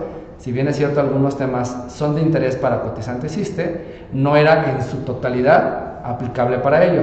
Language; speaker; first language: Spanish; native; Spanish